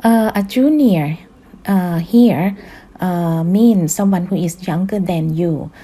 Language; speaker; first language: English; non-native, fluent; Thai